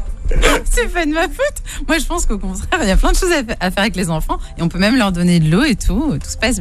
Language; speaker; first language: French; native; French